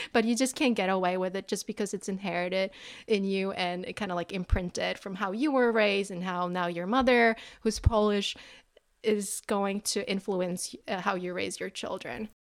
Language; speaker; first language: English; non-native, fluent; Polish